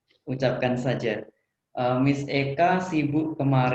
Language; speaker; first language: Indonesian; native; Indonesian